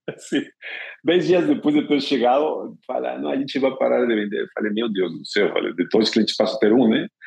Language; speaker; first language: Portuguese; non-native, fluent; Spanish